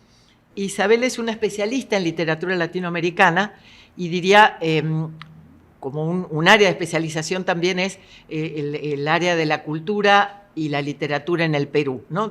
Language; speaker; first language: Spanish; native; Spanish